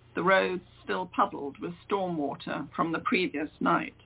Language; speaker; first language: English; native; English